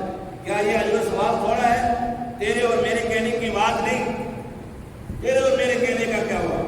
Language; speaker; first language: Urdu; native; Urdu